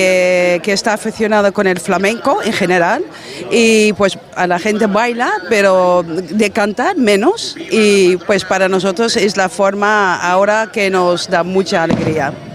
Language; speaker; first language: Spanish; non-native, fluent; Dutch